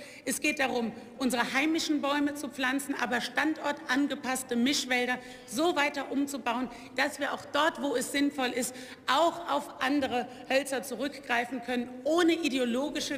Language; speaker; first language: German; native; German